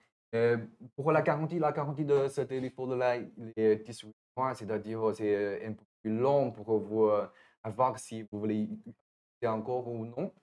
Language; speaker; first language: French; non-native, fluent; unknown